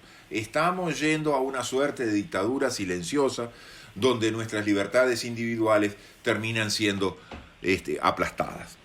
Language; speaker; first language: Spanish; native; Spanish